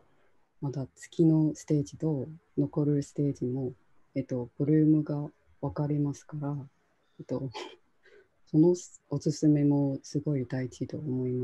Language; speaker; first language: Japanese; non-native, local second language; Chinese